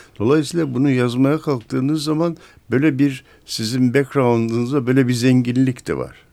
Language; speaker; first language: Turkish; native; Turkish